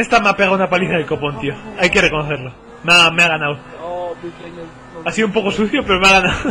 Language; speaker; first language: Spanish; native; Spanish